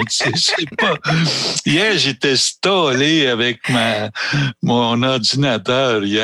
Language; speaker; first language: French; non-native, local second language; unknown